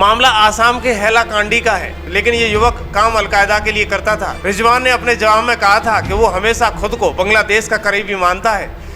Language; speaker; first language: Hindi; native; Hindi